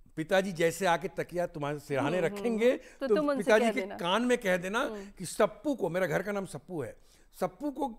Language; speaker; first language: Hindi; native; Hindi